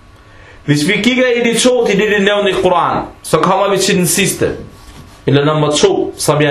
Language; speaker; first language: Danish; non-native, fluent; Arabic